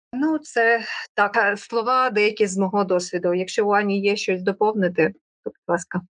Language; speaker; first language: Ukrainian; non-native, local second language; Russian